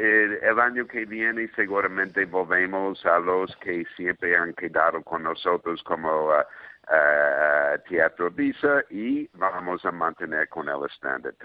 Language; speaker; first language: Spanish; non-native, fluent; English